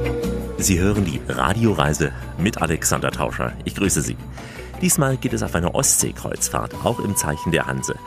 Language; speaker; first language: German; native; German